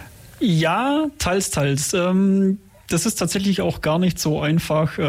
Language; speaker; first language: German; native; German